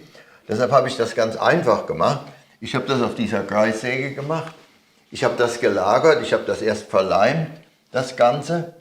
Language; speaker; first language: German; native; German